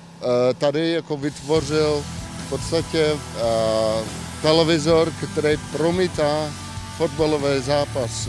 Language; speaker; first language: Czech; non-native, fluent; Dutch